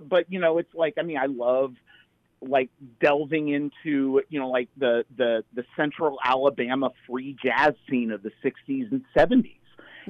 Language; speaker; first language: English; native; English